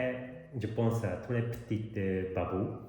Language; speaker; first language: French; non-native, learner; Japanese